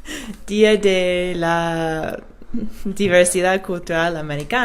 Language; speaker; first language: Spanish; non-native, fluent; English